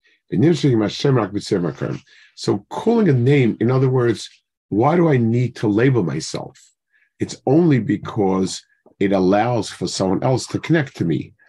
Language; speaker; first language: English; native; English